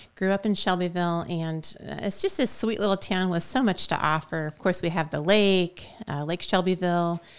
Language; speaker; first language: English; native; English